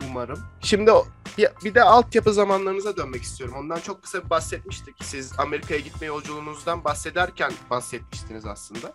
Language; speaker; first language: Turkish; native; Turkish